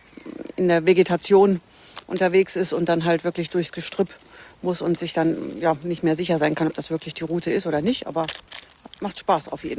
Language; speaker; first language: German; native; German